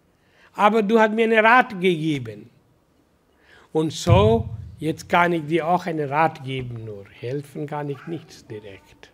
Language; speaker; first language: German; non-native, learner; Hindi